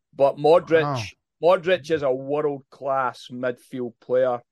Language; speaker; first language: English; native; English